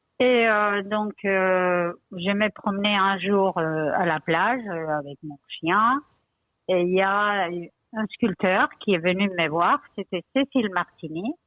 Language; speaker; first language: French; non-native, fluent; Spanish